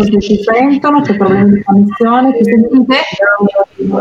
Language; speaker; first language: Italian; non-native, fluent; Arabic